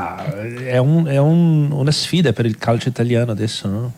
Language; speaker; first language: Italian; non-native, fluent; Portuguese